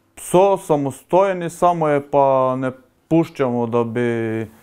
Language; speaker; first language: Slovenian; non-native, local second language; Romany